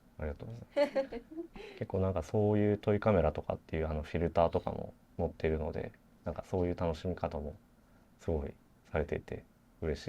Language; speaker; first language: Japanese; native; Japanese